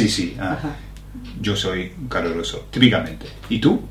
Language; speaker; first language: Spanish; non-native, fluent; English